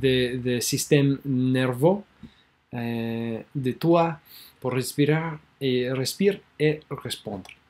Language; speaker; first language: French; non-native, learner; English